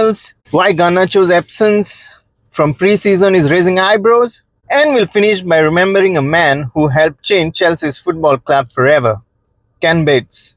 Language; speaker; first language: English; non-native, local second language; Konkani